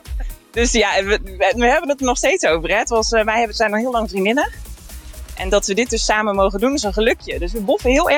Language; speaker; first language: Dutch; native; Dutch